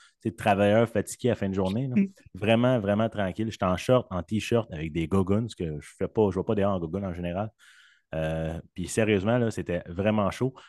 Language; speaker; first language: French; native; French